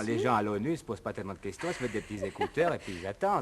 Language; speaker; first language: French; native; French